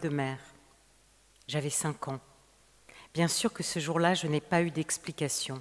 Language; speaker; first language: French; native; French